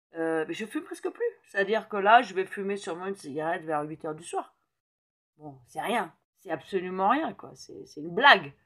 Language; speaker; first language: French; native; French